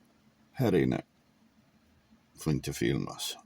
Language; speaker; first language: Swedish; non-native, fluent; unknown